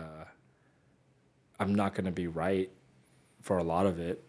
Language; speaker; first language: English; native; English